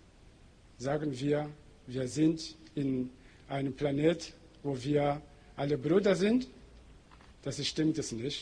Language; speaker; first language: German; non-native, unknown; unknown